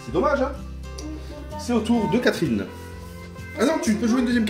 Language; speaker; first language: French; native; French